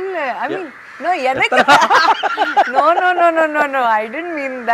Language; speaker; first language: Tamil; non-native, fluent; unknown